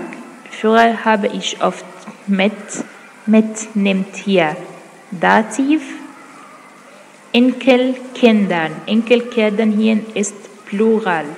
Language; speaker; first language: German; non-native, fluent; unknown